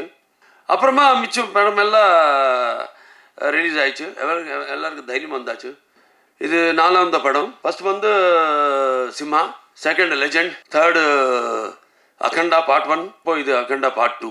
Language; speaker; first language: Tamil; non-native, local second language; Telugu